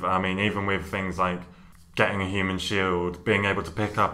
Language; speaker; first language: English; native; English